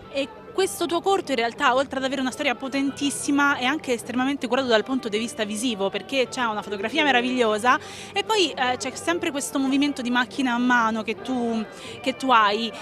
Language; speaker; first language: Italian; native; Italian